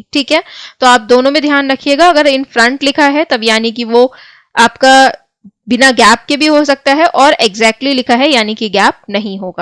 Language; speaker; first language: Hindi; native; Hindi